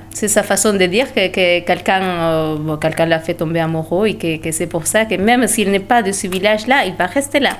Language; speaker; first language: French; non-native, fluent; Spanish